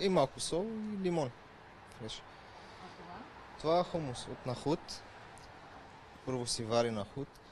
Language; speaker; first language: Bulgarian; non-native, learner; Arabic